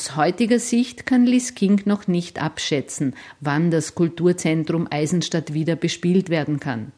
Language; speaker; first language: German; native; German